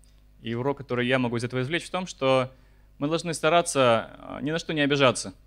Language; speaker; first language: Russian; native; Russian